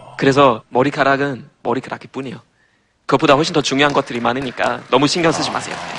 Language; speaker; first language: Korean; non-native, fluent; German